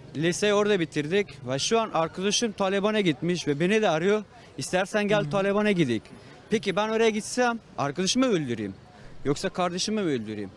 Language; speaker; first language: Turkish; non-native, fluent; Persian